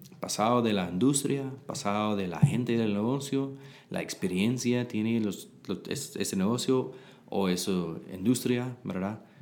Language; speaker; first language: Spanish; non-native, learner; English